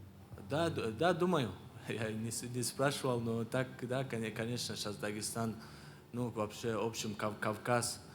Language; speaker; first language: Russian; non-native, local second language; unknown